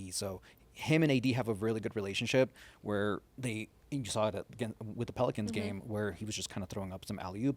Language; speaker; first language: English; native; English